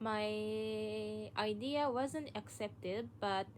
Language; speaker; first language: English; non-native, learner; Japanese